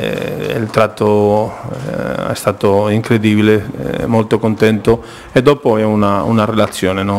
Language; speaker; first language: Italian; non-native, fluent; Spanish